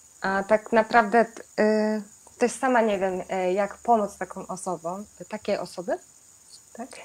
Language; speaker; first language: Polish; non-native, fluent; Japanese